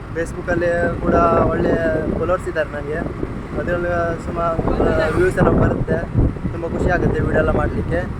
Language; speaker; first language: Kannada; native; Kannada